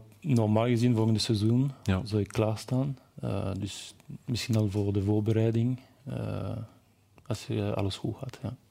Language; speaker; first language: Dutch; non-native, local second language; French